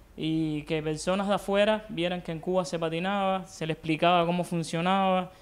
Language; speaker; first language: Spanish; native; Spanish